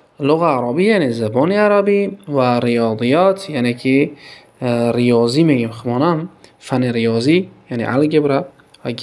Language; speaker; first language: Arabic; non-native, fluent; Tajik